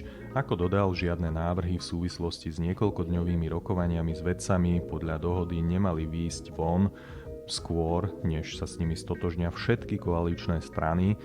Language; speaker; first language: Slovak; native; Slovak